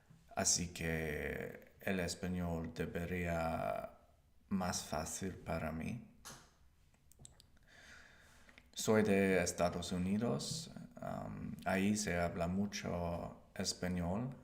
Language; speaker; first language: Spanish; non-native, learner; English